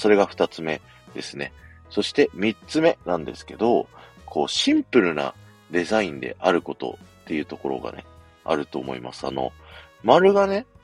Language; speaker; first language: Japanese; native; Japanese